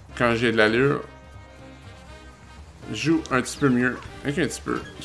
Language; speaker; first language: French; native; French